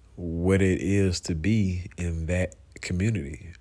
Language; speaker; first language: English; native; English